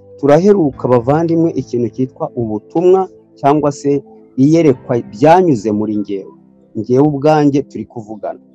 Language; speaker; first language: Kinyarwanda; native; Kinyarwanda